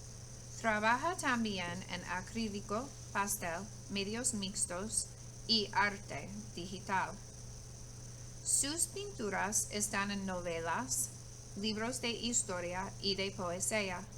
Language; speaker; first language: Spanish; non-native, fluent; English